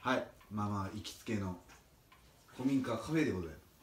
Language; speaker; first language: Japanese; native; Japanese